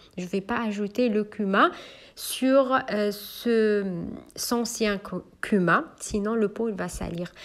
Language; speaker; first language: French; non-native, local second language; Arabic